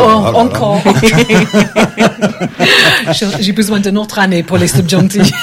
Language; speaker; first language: French; non-native, learner; English